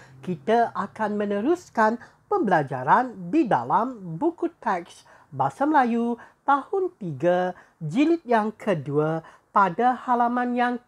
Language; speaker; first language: Malay; native; Malay